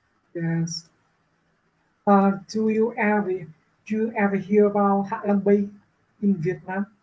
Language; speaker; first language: English; non-native, learner; Vietnamese